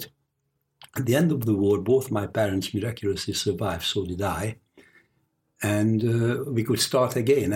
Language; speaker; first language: English; non-native, fluent; Hungarian